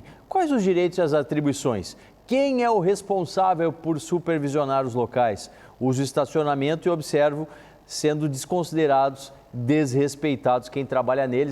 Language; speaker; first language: Portuguese; native; Portuguese